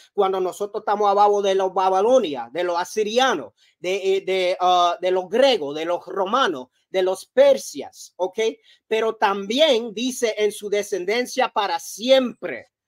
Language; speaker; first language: Spanish; early bilingual, heritage; Spanish